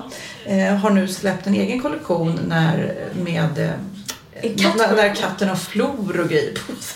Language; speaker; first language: Swedish; native; Swedish